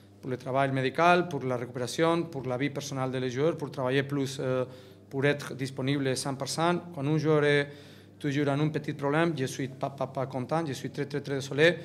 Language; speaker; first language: French; non-native, learner; Catalan